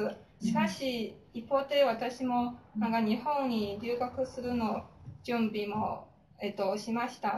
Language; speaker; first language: Japanese; non-native, fluent; Chinese